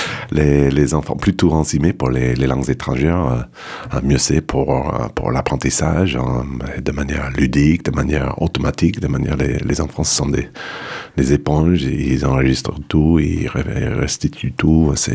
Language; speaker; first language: French; non-native, fluent; English